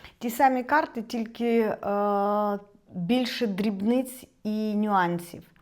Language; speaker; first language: Ukrainian; non-native, local second language; Russian